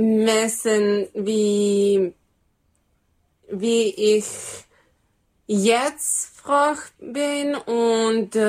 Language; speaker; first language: German; non-native, learner; Serbian